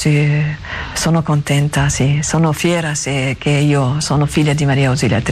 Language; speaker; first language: Italian; non-native, learner; Arabic